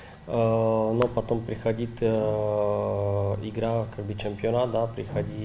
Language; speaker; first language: Russian; non-native, learner; Czech